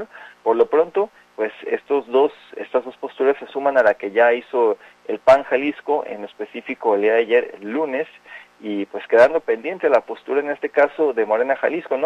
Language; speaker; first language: Spanish; native; Spanish